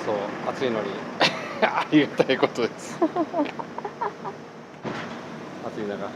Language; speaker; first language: Japanese; native; Japanese